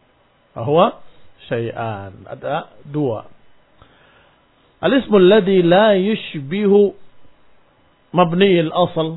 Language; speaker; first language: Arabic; non-native, fluent; Indonesian